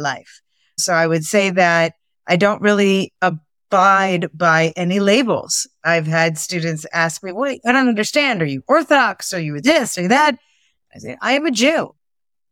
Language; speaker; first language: English; native; English